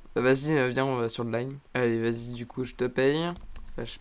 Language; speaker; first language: French; native; French